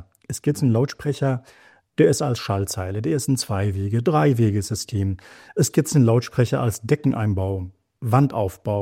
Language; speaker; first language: German; native; German